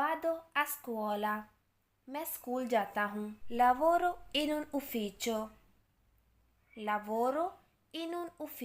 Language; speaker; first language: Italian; non-native, fluent; Urdu